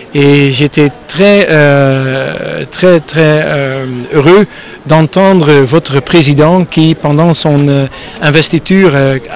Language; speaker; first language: French; non-native, fluent; Dutch